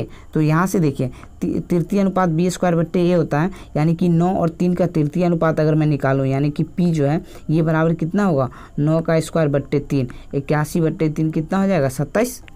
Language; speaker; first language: Hindi; native; Hindi